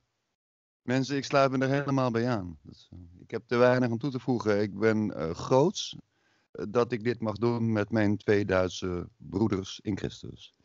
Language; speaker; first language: Dutch; native; Dutch